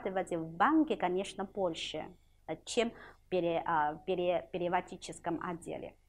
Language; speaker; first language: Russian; non-native, fluent; Chinese